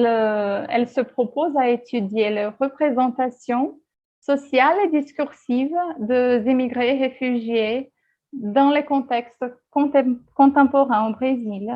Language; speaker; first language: French; non-native, fluent; Portuguese